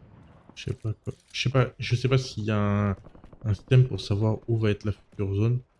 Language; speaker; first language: French; native; French